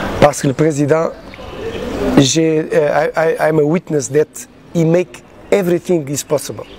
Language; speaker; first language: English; non-native, learner; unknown